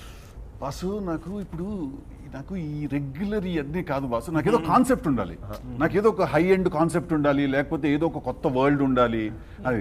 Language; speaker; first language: Telugu; native; Telugu